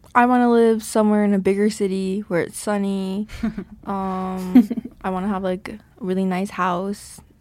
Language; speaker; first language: English; native; English